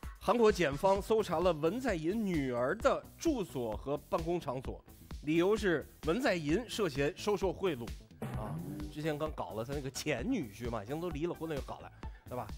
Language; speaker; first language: Chinese; native; Chinese